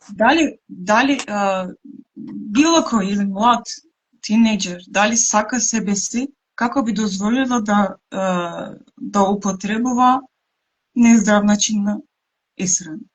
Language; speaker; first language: Macedonian; non-native, local second language; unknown